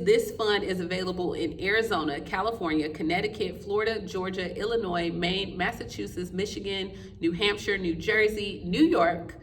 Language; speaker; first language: English; native; English